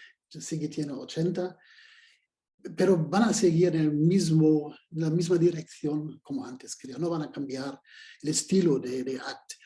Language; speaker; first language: Spanish; non-native, fluent; German